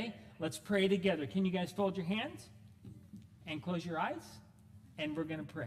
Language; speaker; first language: English; native; English